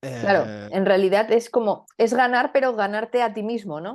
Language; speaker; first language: Spanish; native; Spanish